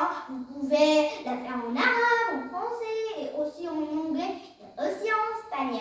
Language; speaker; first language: French; non-native, learner; Arabic